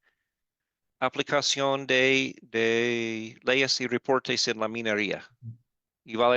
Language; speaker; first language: Spanish; non-native, fluent; English